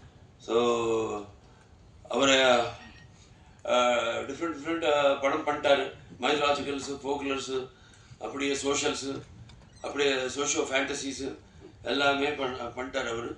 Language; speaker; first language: Tamil; non-native, local second language; Telugu